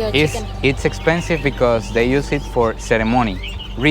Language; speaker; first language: English; non-native, learner; Spanish